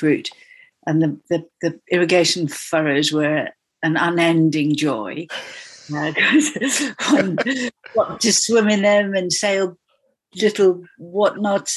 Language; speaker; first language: English; native; English